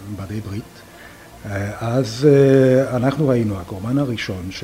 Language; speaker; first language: Hebrew; non-native, fluent; Polish